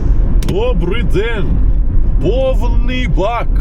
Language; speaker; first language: Ukrainian; non-native, learner; Lithuanian